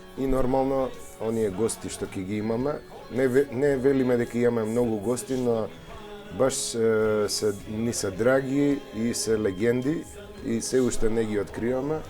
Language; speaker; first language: Macedonian; native; Macedonian